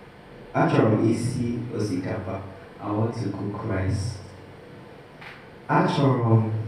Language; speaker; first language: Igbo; non-native, learner; English